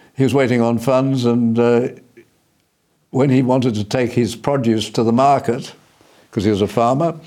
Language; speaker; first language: English; early bilingual, other home language; Indonesian